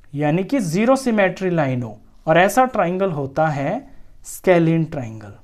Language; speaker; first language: Hindi; native; Hindi